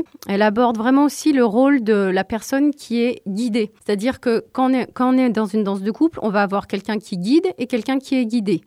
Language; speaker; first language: French; native; French